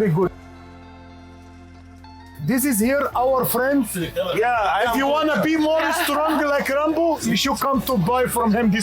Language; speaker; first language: English; non-native, learner; Arabic